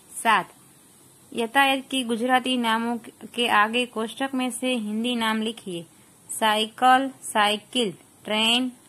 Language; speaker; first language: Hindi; non-native, local second language; Gujarati